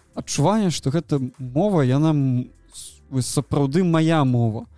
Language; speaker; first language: Belarusian; non-native, local second language; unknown